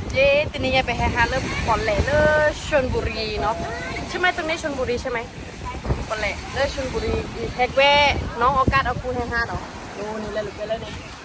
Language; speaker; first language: Thai; non-native, local second language; S'gaw Karen